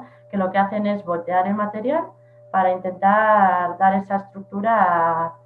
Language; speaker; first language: Spanish; native; Spanish